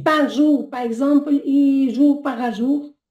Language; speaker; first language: French; non-native, learner; Albanian